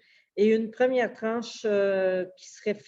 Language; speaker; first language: French; native; French